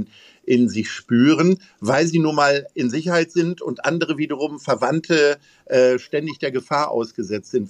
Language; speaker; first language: German; native; German